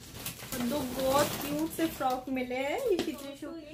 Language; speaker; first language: Hindi; native; Hindi